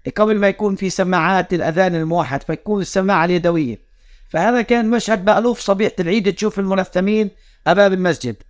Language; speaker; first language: Arabic; native; Arabic